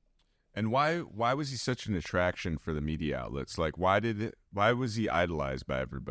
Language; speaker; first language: English; native; English